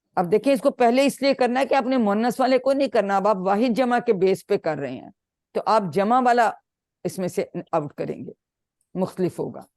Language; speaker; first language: Urdu; native; Urdu